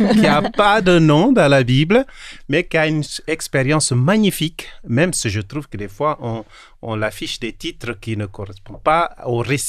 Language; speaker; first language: French; non-native, fluent; Kabuverdianu